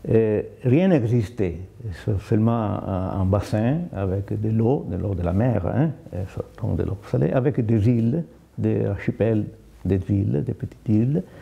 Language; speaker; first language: French; non-native, fluent; Italian